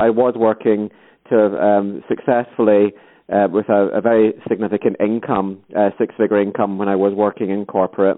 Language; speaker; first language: English; native; English